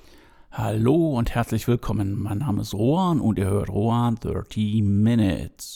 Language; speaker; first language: German; native; German